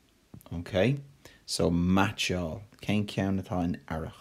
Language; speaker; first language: Irish; non-native, local second language; English